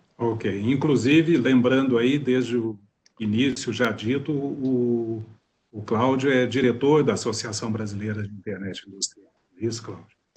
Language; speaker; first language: Portuguese; native; Portuguese